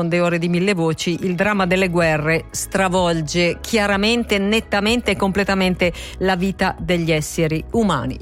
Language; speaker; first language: Italian; native; Italian